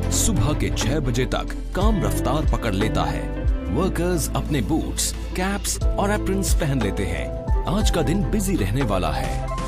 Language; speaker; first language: Hindi; native; Hindi